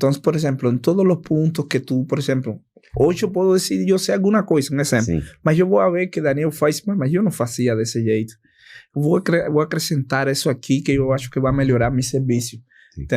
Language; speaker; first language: Portuguese; non-native, fluent; Spanish